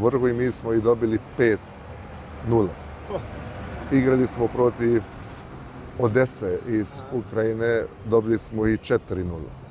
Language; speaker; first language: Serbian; early bilingual, heritage; Bosnian